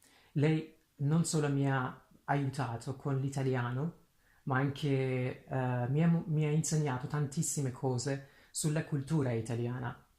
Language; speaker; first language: Italian; non-native, fluent; Persian